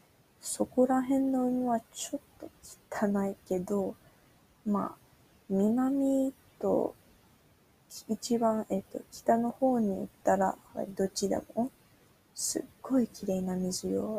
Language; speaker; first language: Japanese; early bilingual, heritage; Japanese